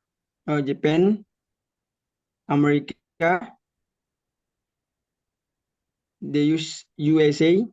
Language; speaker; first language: English; non-native, learner; Indonesian